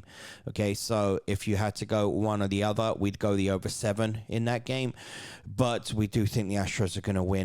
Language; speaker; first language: English; native; English